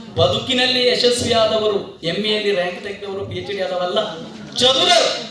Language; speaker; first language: Kannada; non-native, local second language; Malayalam